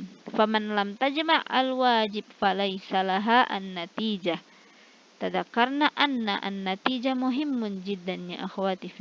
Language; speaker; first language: Arabic; non-native, fluent; Indonesian